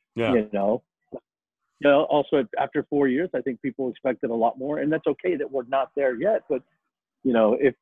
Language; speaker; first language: English; native; English